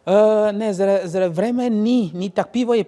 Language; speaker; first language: Slovenian; non-native, learner; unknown